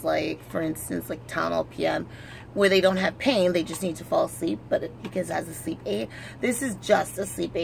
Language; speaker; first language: English; native; English